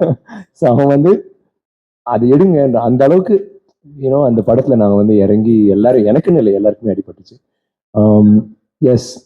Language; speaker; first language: Tamil; native; Tamil